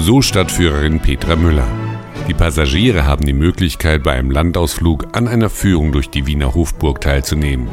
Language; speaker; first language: German; native; German